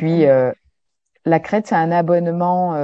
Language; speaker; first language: French; native; French